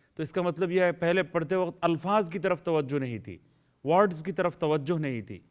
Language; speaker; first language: Urdu; native; Urdu